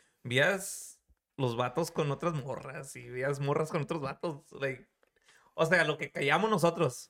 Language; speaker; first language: Spanish; early bilingual, other home language; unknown